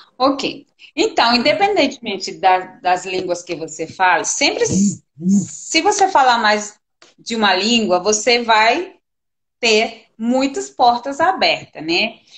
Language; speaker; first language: Portuguese; non-native, fluent; Spanish